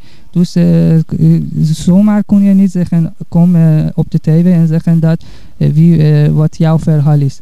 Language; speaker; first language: Dutch; non-native, learner; Persian